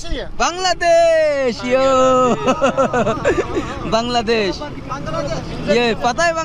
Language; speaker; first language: Hindi; non-native, learner; Bangla